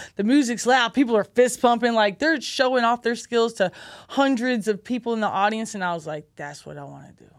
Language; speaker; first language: English; native; English